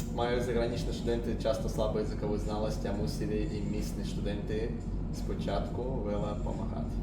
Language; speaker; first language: Slovak; non-native, learner; Russian